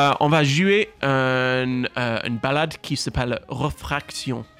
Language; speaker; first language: French; non-native, learner; English